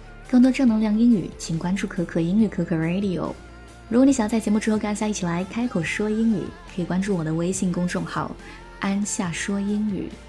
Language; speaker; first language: Chinese; native; Chinese